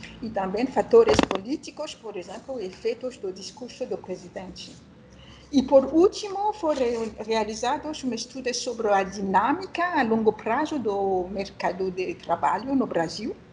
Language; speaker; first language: Portuguese; non-native, learner; French